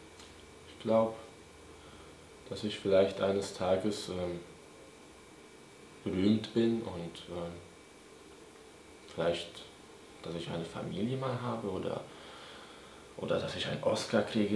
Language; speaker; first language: German; non-native, fluent; Polish